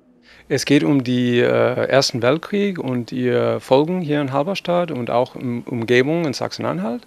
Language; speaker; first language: German; non-native, fluent; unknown